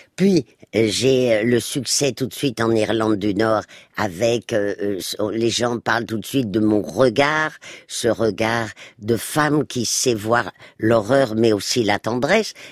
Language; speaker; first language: French; early bilingual, other home language; Spanish